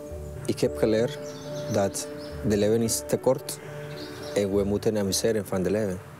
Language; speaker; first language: Dutch; non-native, fluent; Spanish